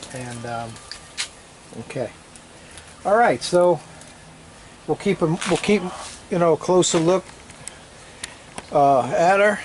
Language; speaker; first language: English; native; English